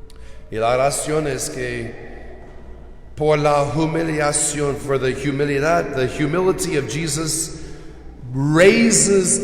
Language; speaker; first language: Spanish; non-native, learner; English